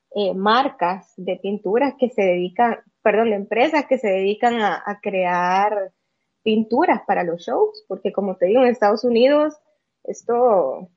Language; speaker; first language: Spanish; native; Spanish